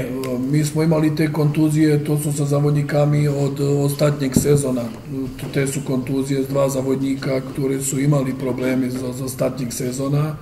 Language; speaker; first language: Polish; non-native, learner; Serbian